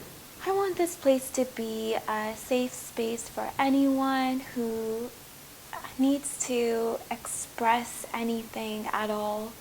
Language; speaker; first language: English; native; English